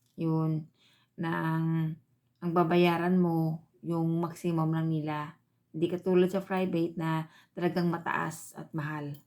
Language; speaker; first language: Filipino; native; Filipino